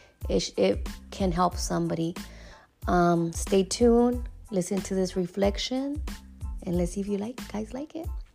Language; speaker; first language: English; early bilingual, other home language; Spanish